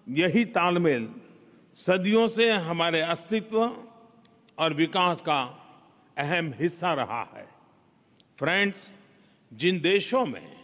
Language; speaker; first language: Hindi; non-native, local second language; Gujarati